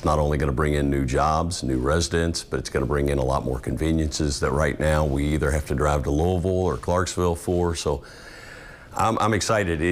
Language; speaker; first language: English; native; English